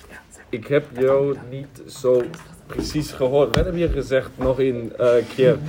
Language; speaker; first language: Dutch; non-native, learner; German